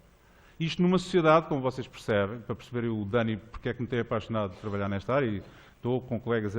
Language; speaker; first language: Portuguese; native; Portuguese